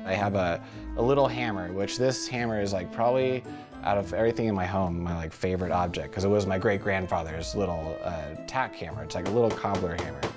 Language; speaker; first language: English; native; English